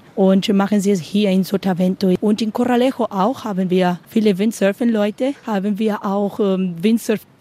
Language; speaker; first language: German; non-native, learner; Spanish